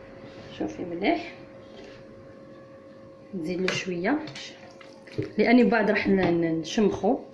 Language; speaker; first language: Arabic; native; Arabic